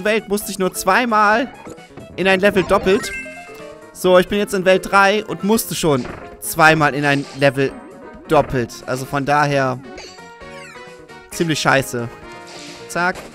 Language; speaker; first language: German; native; German